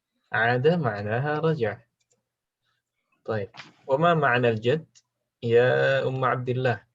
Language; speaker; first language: Arabic; non-native, fluent; Indonesian